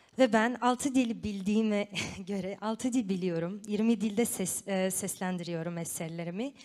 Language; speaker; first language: Turkish; non-native, fluent; Romanian